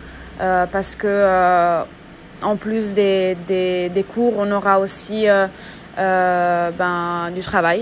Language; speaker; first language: French; non-native, fluent; Italian